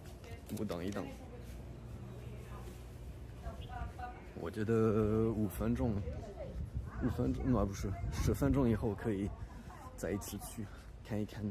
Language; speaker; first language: Chinese; non-native, learner; English